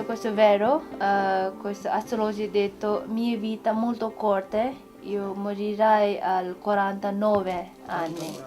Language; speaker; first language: Italian; non-native, learner; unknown